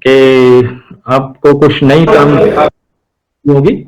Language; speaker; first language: Hindi; non-native, local second language; Punjabi